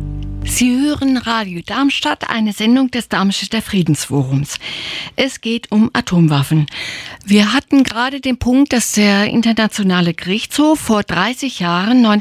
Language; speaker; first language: German; native; German